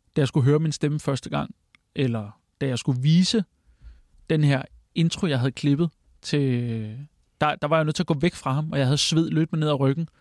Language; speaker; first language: Danish; native; Danish